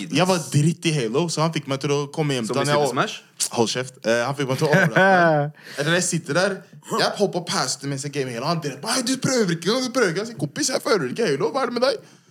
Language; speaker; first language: Norwegian; native; Norwegian